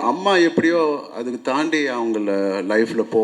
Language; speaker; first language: Tamil; non-native, local second language; Telugu